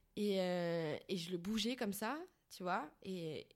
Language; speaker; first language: French; native; French